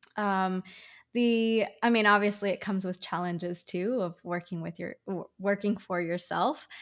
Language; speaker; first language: English; native; English